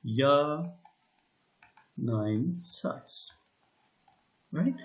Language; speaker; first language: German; non-native, learner; Hindi